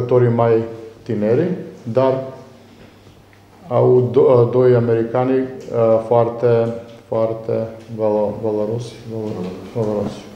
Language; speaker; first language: Romanian; non-native, learner; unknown